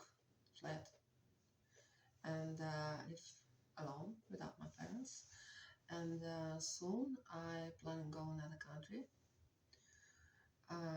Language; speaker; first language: English; non-native, learner; Russian